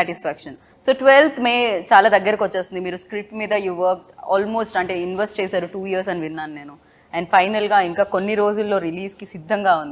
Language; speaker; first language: Telugu; native; Telugu